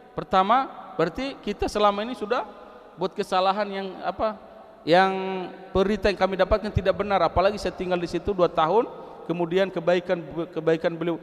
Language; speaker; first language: Indonesian; non-native, local second language; Tetum